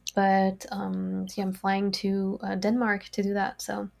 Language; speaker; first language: English; non-native, fluent; French